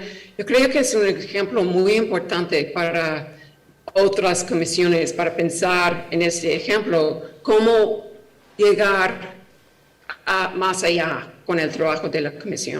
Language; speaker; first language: Spanish; non-native, fluent; English